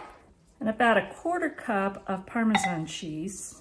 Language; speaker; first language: English; native; English